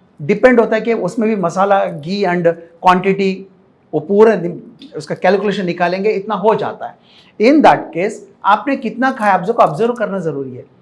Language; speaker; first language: Hindi; non-native, local second language; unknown